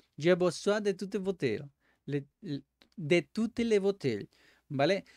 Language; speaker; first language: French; non-native, learner; Spanish